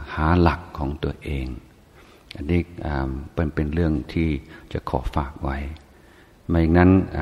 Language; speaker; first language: Thai; non-native, fluent; English